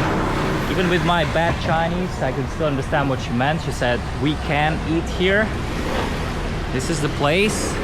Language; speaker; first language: English; non-native, fluent; Russian